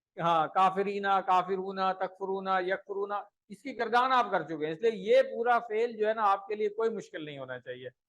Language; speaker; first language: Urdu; native; Urdu